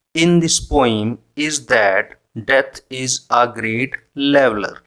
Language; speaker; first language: English; non-native, local second language; Punjabi